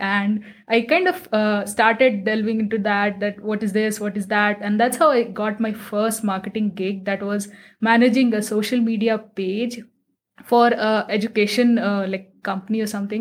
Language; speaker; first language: English; non-native, local second language; Hindi